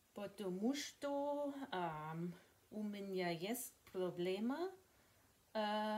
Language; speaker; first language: Russian; non-native, learner; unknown